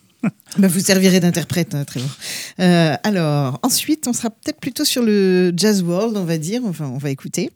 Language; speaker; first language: French; native; French